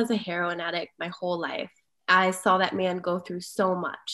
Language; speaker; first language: English; native; English